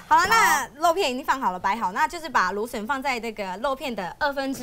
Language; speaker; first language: Chinese; native; Chinese